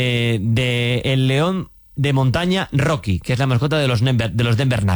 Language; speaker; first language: Spanish; native; Spanish